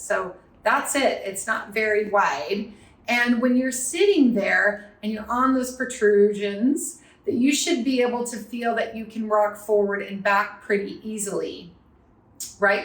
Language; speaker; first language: English; native; English